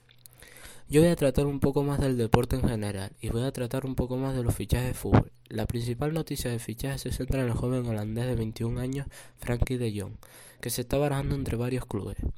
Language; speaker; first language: Spanish; native; Spanish